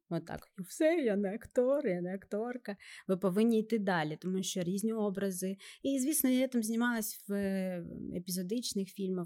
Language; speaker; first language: Ukrainian; native; Ukrainian